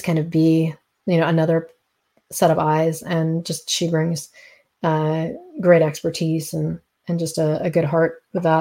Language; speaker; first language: English; native; English